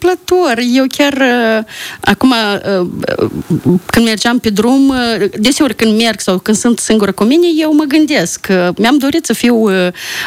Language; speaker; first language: Romanian; native; Romanian